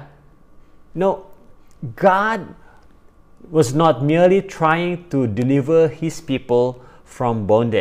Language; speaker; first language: English; non-native, local second language; Malay